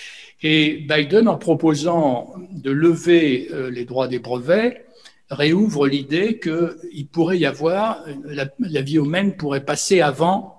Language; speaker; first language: French; native; French